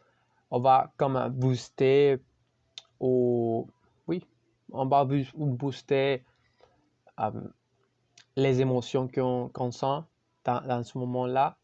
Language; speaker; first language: French; non-native, learner; Spanish